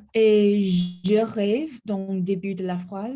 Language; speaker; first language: French; non-native, learner; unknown